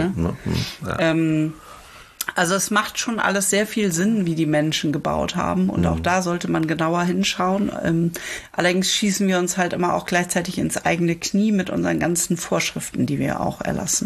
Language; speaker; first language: German; native; German